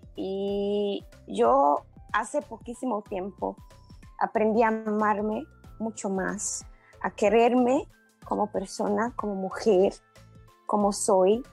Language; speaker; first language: Spanish; non-native, learner; Portuguese